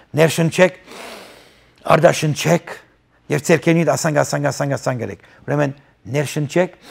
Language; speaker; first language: Armenian; early bilingual, heritage; Armenian